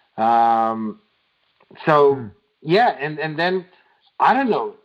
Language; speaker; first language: English; non-native, fluent; Slovenian